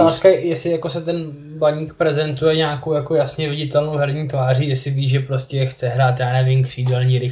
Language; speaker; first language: Czech; native; Czech